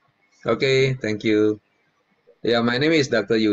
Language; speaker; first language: English; non-native, learner; Indonesian